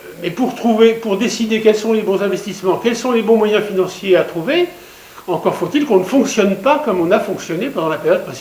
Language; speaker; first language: French; native; French